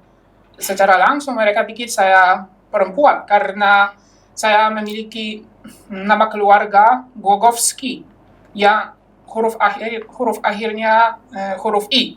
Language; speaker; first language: Indonesian; non-native, fluent; Polish